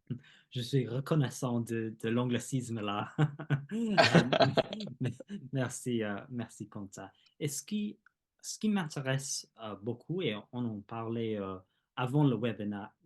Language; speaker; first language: French; non-native, fluent; English